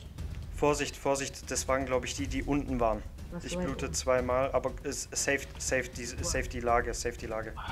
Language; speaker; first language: German; native; German